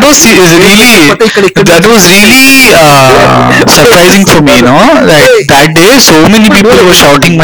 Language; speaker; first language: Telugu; non-native, local second language; Hindi